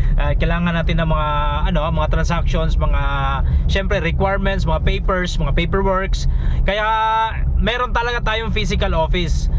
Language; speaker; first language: Filipino; non-native, local second language; Cebuano